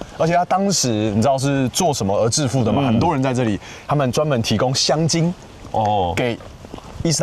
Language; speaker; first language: Chinese; native; Chinese